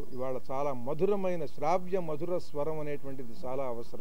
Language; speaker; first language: Telugu; native; Telugu